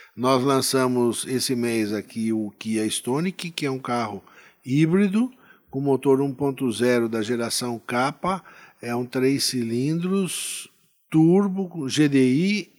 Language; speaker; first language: Portuguese; native; Portuguese